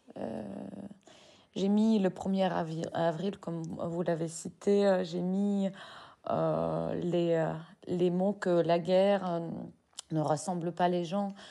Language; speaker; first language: French; non-native, fluent; Russian